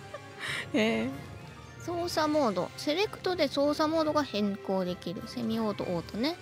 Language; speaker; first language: Japanese; native; Japanese